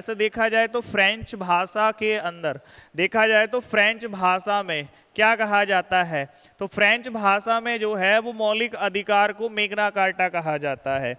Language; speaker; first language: Hindi; native; Hindi